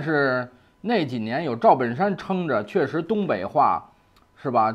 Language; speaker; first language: Chinese; native; Chinese